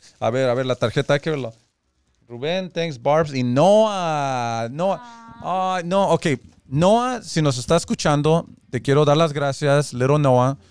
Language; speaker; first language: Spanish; early bilingual, heritage; Spanish